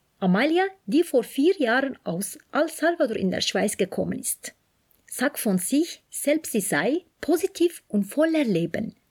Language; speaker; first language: German; non-native, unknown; Turkish